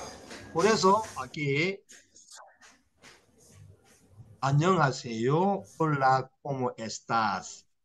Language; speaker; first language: Spanish; non-native, learner; Korean